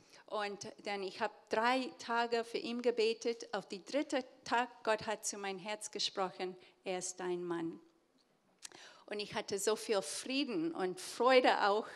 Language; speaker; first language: German; early bilingual, heritage; English